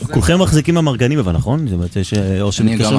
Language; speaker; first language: Hebrew; native; Hebrew